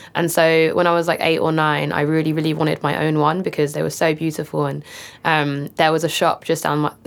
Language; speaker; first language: English; native; English